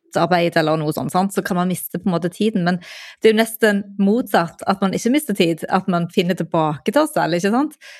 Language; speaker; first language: Norwegian; native; Norwegian